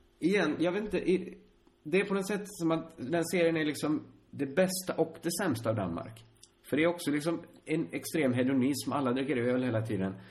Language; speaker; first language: Swedish; native; Swedish